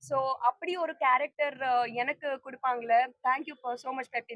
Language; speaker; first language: Tamil; non-native, fluent; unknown